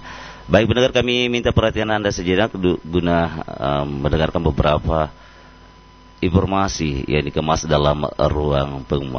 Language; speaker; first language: Indonesian; native; Indonesian